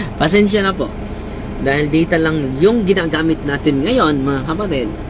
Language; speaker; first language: Filipino; non-native, local second language; Cebuano